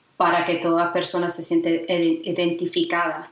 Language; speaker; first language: Spanish; early bilingual, heritage; Spanish